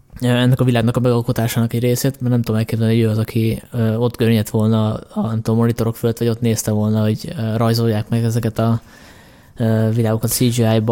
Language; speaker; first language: Hungarian; native; Hungarian